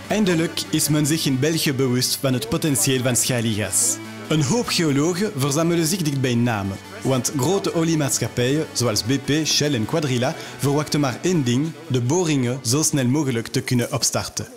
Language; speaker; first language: Dutch; non-native, local second language; French